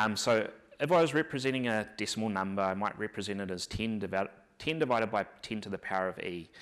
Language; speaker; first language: English; native; English